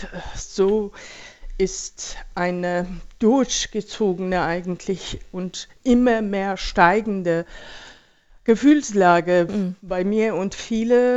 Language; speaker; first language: German; non-native, fluent; Persian